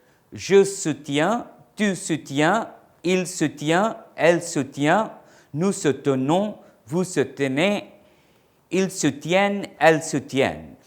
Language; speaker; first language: French; non-native, fluent; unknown